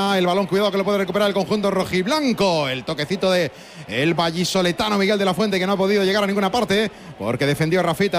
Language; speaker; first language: Spanish; native; Spanish